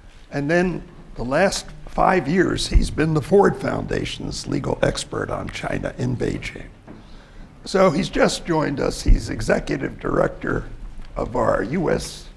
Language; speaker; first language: English; native; English